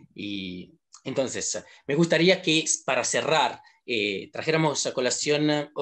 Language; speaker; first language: Spanish; non-native, fluent; Italian